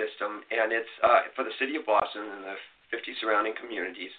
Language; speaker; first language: English; native; English